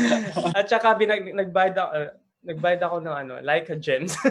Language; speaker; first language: Filipino; native; Filipino